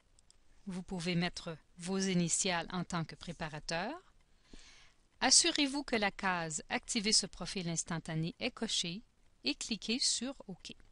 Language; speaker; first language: French; native; French